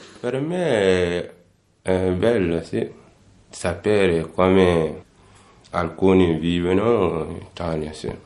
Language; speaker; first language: Italian; non-native, learner; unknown